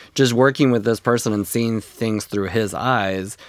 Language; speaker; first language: English; native; English